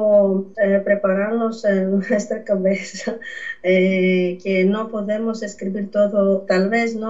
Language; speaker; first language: Spanish; non-native, fluent; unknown